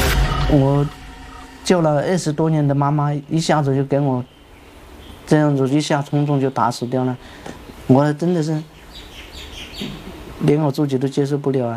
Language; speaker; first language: Chinese; native; Chinese